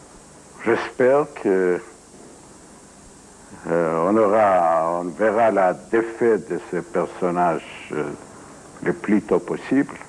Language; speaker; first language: French; non-native, fluent; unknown